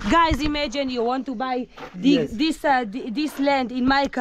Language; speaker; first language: English; non-native, learner; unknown